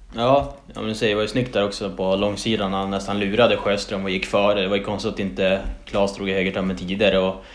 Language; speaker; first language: Swedish; native; Swedish